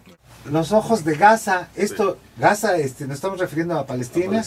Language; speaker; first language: Spanish; native; Spanish